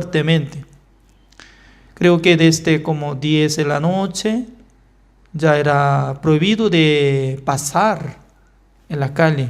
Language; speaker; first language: Spanish; non-native, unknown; Korean